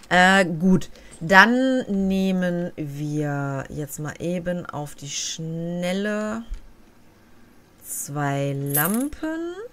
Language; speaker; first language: German; native; German